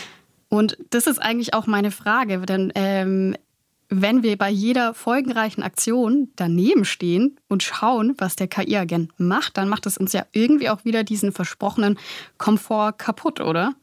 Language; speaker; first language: German; native; German